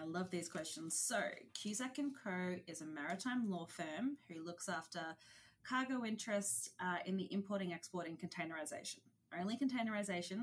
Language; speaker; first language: English; native; English